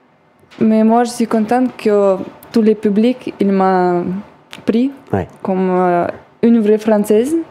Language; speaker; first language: French; non-native, learner; Russian